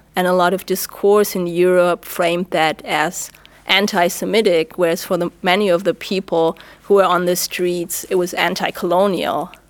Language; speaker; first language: English; non-native, fluent; German